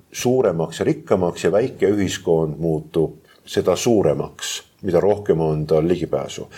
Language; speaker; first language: Estonian; native; Estonian